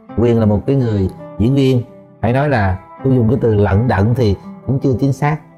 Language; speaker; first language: Vietnamese; native; Vietnamese